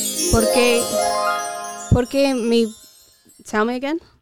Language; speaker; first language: Spanish; non-native, fluent; English